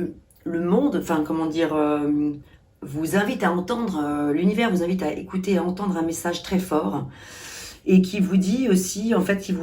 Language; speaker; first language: French; native; French